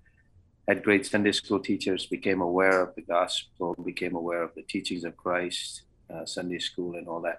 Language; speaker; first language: English; non-native, local second language; Kannada